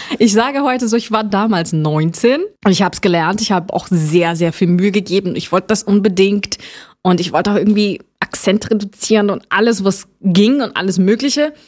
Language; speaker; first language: German; non-native, fluent; Portuguese